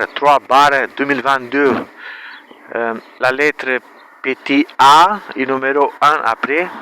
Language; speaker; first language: French; non-native, learner; Romanian